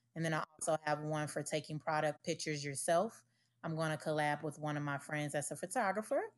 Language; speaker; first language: English; native; English